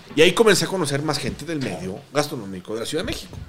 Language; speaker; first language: Spanish; native; Spanish